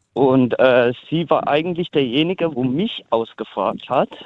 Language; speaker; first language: German; early bilingual, heritage; German